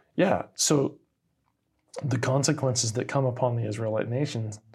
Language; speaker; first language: English; native; English